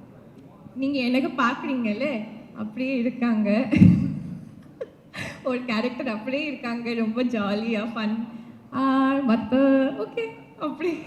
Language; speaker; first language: Tamil; early bilingual, heritage; Tamil